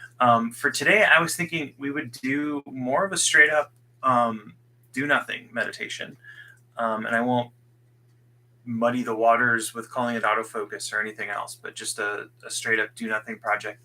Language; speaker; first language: English; native; English